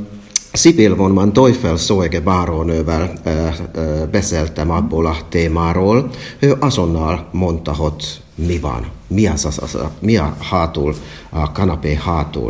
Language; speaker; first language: Hungarian; non-native, fluent; Finnish